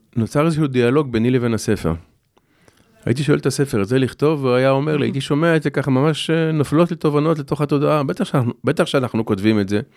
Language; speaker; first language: Hebrew; native; Hebrew